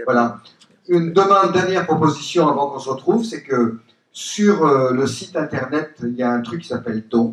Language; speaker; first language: French; native; French